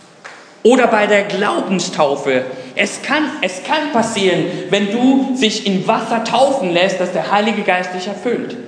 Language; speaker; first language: German; non-native, fluent; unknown